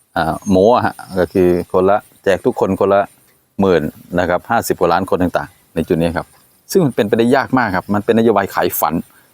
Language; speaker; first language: Thai; native; Thai